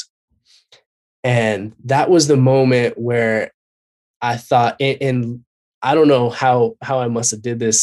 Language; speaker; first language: English; native; English